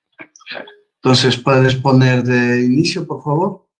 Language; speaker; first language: Spanish; non-native, fluent; Portuguese